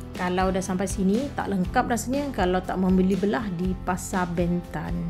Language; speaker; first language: Malay; native; Malay